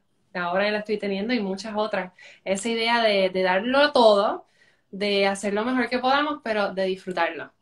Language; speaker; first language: Spanish; native; Spanish